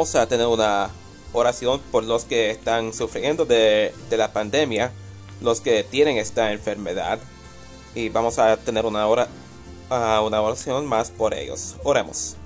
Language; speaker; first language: Spanish; early bilingual, heritage; Spanish